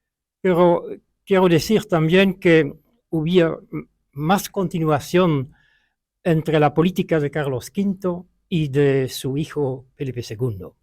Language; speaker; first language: Spanish; non-native, fluent; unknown